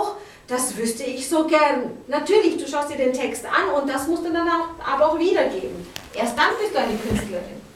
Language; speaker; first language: German; native; German